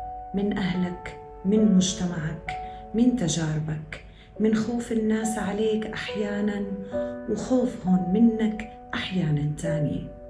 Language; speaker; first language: Arabic; native; Arabic